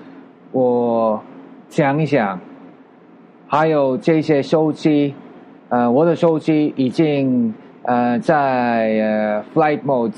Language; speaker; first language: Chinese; non-native, learner; Filipino